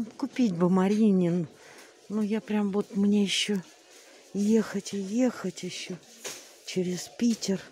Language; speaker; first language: Russian; native; Russian